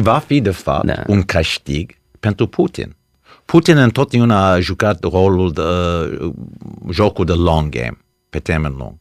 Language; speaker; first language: Romanian; early bilingual, heritage; Romanian